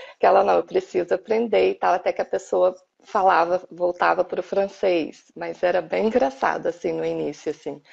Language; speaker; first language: Portuguese; native; Portuguese